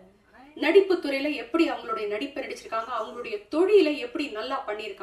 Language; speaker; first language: Tamil; native; Tamil